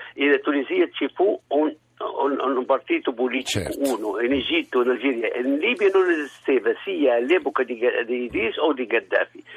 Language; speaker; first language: Italian; non-native, fluent; Arabic